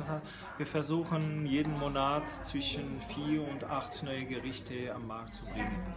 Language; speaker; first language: German; non-native, fluent; French